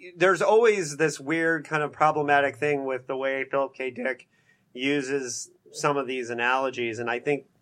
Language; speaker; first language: English; native; English